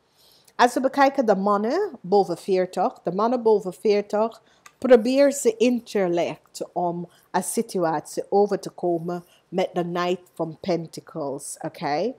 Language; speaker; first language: Dutch; non-native, learner; English